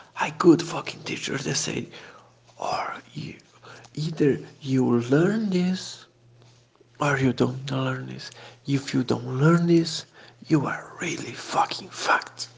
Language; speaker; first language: English; non-native, fluent; Portuguese